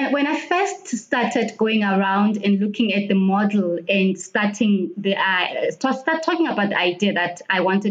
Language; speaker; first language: English; non-native, local second language; Xhosa